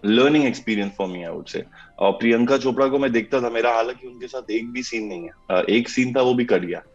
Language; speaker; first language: Hindi; native; Hindi